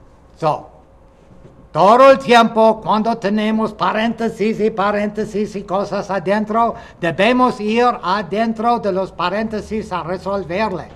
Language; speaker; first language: Spanish; non-native, fluent; English